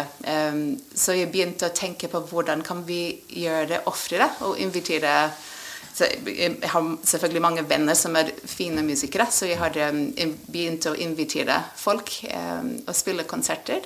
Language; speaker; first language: Norwegian; non-native, fluent; English